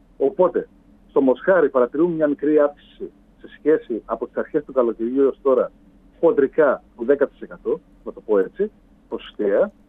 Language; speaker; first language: Greek; native; Greek